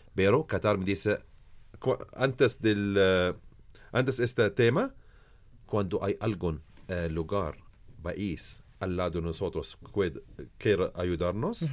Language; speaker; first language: Spanish; non-native, learner; Arabic